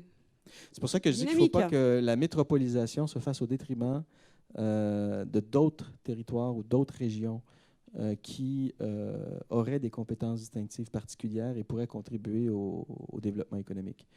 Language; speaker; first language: French; native; French